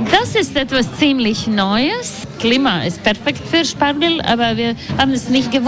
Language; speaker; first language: German; non-native, learner; Latvian